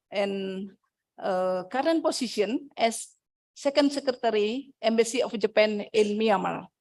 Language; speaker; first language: English; non-native, fluent; Indonesian